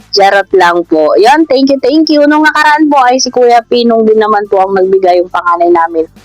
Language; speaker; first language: Filipino; non-native, local second language; Iloko